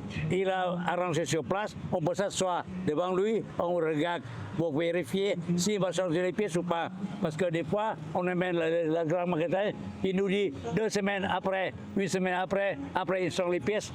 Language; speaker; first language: French; non-native, learner; Thai